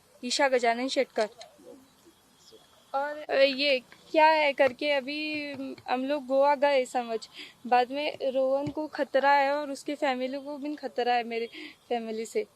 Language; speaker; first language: Hindi; non-native, local second language; Marathi